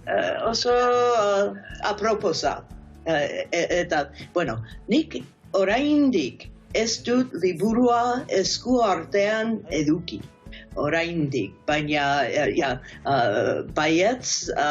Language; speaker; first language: Basque; non-native, fluent; English